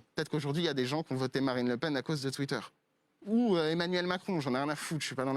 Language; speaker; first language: French; native; French